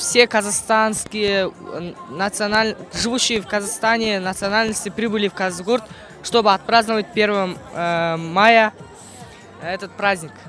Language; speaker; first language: Russian; non-native, local second language; Kazakh